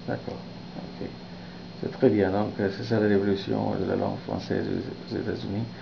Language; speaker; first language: French; non-native, fluent; Bangla